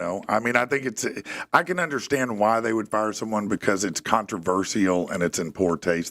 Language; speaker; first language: English; native; English